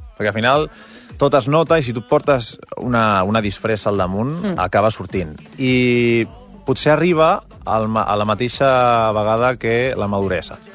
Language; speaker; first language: Catalan; non-native, local second language; Spanish